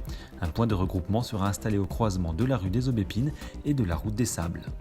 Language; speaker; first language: French; native; French